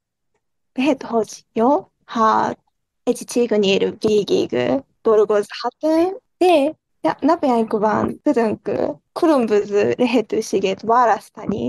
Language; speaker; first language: Hungarian; non-native, learner; Japanese